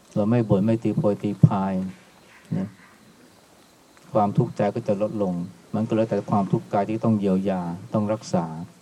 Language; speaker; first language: Thai; native; Thai